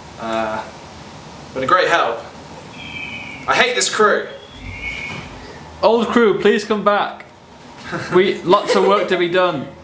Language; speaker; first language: English; native; English